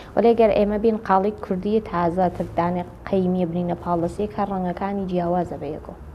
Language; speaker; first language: Central Kurdish; native; Central Kurdish